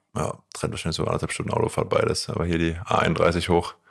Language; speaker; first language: German; native; German